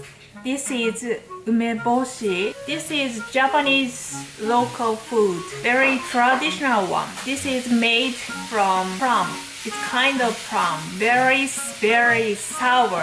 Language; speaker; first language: English; non-native, learner; Japanese